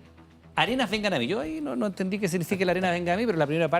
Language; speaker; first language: Spanish; native; Spanish